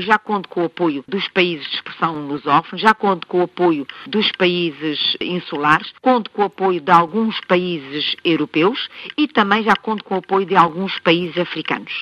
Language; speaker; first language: Portuguese; non-native, local second language; Kabuverdianu